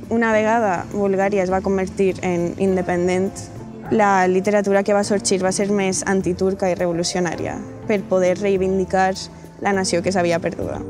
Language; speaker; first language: Catalan; non-native, fluent; Bulgarian